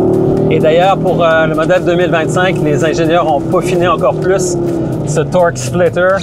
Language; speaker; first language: French; native; French